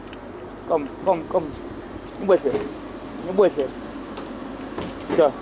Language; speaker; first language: German; non-native, learner; Russian